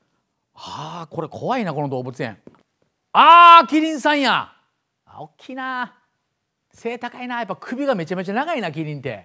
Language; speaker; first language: Japanese; native; Japanese